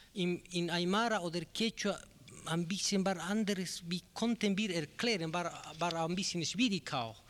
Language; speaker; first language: German; non-native, learner; Spanish